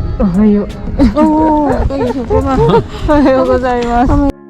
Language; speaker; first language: Japanese; non-native, fluent; Thai